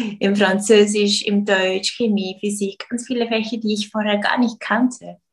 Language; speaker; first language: German; early bilingual, other home language; Portuguese